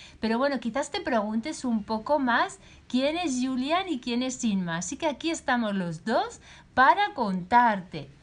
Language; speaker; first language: Spanish; native; Spanish